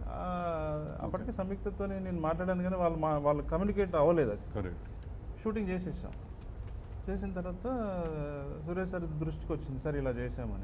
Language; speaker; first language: Telugu; native; Telugu